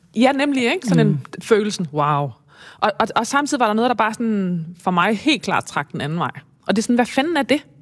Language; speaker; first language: Danish; native; Danish